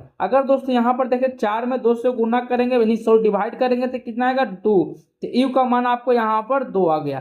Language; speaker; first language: Hindi; native; Hindi